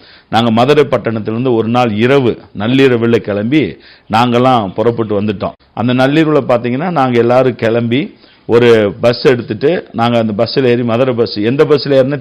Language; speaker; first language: Tamil; native; Tamil